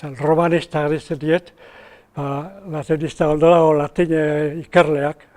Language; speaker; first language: Basque; native; Basque